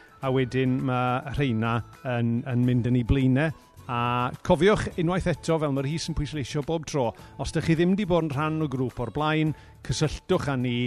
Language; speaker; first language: Welsh; native; Welsh